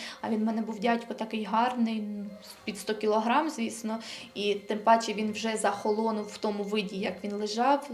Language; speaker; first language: Ukrainian; native; Ukrainian